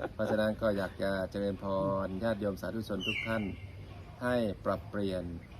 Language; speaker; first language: Thai; native; Thai